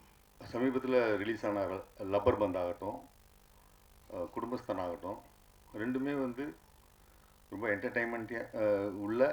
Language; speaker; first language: Tamil; native; Tamil